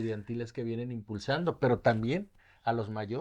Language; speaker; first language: Spanish; native; Spanish